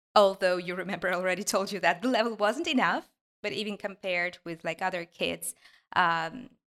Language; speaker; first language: English; non-native, fluent; Ukrainian